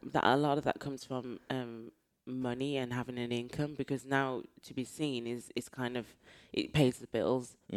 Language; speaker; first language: English; native; English